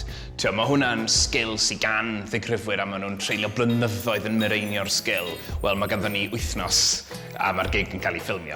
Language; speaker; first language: Welsh; native; Welsh